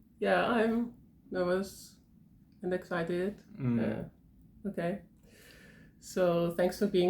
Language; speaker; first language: English; non-native, fluent; German